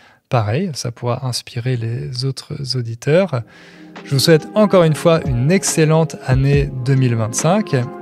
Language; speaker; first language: French; native; French